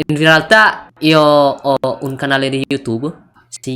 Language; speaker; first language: Italian; non-native, learner; Indonesian